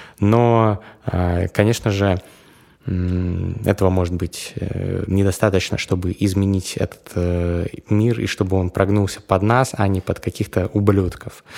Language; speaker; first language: Russian; native; Russian